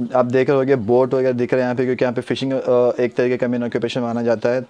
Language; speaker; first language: Hindi; non-native, local second language; Konkani